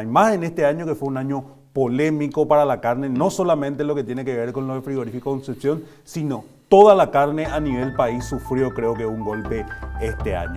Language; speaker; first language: Spanish; native; Spanish